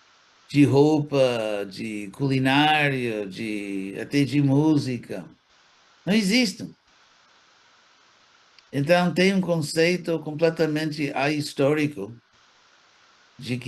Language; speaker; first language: Portuguese; non-native, fluent; English